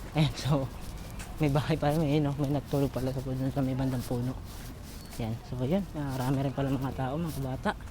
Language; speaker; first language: Filipino; native; Filipino